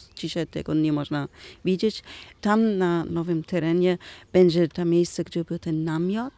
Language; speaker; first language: Polish; non-native, learner; German